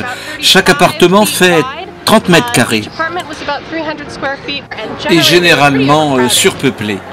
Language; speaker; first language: French; non-native, fluent; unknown